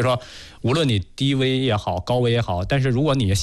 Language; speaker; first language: Chinese; native; Chinese